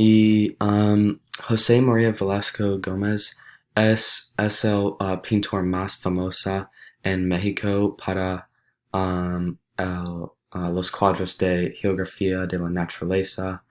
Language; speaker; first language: Spanish; non-native, learner; English